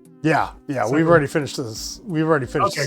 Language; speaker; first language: English; native; English